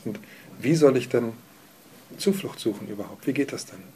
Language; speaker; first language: German; native; German